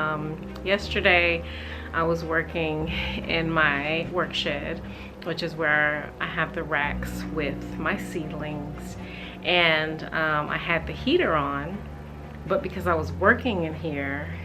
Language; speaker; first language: English; native; English